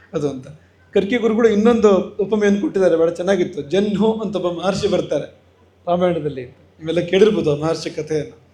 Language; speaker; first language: Kannada; native; Kannada